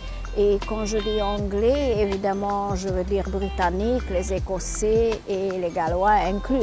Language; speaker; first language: French; non-native, fluent; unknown